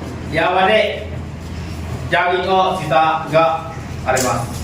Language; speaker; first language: Japanese; non-native, learner; Filipino